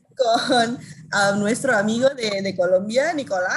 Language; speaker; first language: Spanish; non-native, fluent; Indonesian